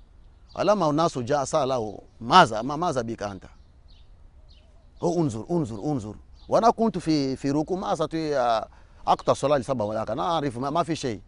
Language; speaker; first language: Arabic; non-native, learner; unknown